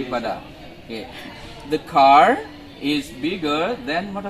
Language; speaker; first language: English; non-native, learner; Indonesian